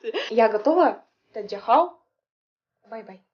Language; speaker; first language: Russian; native; Russian